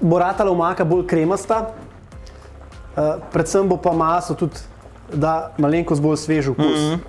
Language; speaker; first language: Slovenian; native; Slovenian